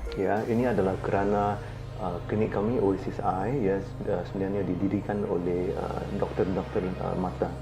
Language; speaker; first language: Malay; non-native, local second language; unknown